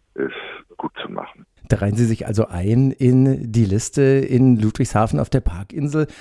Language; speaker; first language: German; native; German